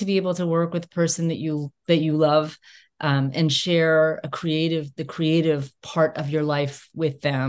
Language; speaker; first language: English; native; English